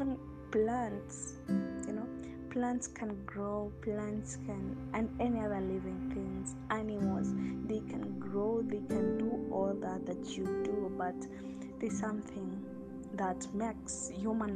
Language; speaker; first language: English; non-native, local second language; Gusii